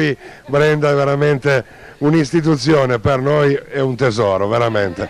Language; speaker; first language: Italian; native; Italian